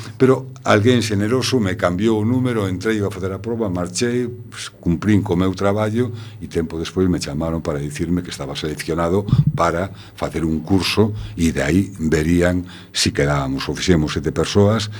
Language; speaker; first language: Galician; non-native, local second language; Spanish